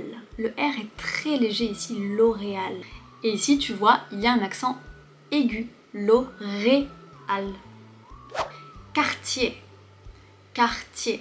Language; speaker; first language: French; native; French